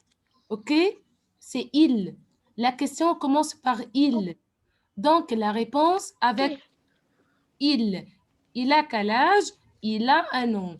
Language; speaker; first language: French; non-native, fluent; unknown